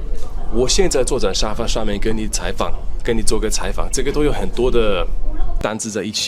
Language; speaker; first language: Chinese; non-native, fluent; German